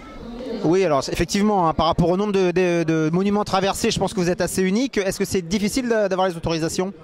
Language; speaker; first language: French; native; French